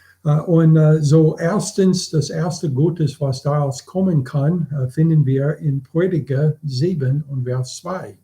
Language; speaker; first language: German; non-native, fluent; English